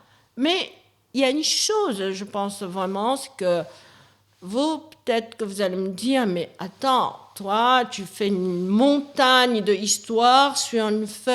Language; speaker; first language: French; non-native, fluent; Chinese